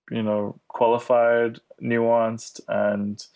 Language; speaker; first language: English; native; English